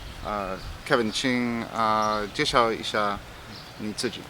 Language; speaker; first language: Chinese; non-native, learner; English